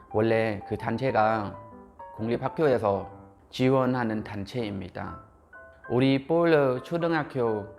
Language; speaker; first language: Korean; non-native, fluent; Khmer